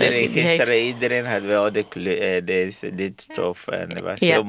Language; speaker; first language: Dutch; non-native, learner; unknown